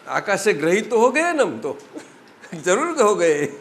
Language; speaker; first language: Hindi; non-native, local second language; Gujarati